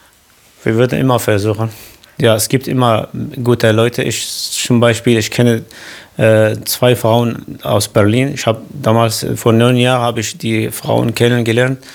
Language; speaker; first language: German; non-native, learner; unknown